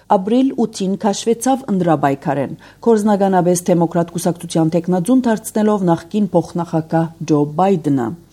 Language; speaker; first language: Armenian; native; Armenian